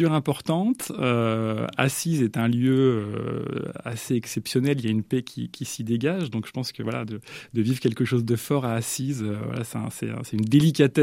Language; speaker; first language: French; native; French